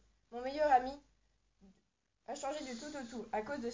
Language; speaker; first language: French; native; French